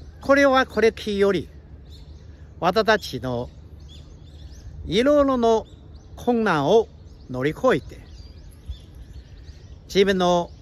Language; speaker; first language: Japanese; non-native, fluent; Chinese